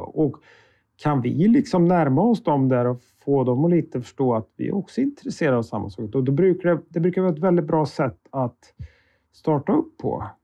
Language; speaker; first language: Swedish; native; Swedish